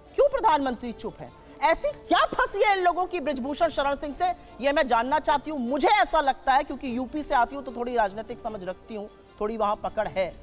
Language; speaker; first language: Hindi; native; Hindi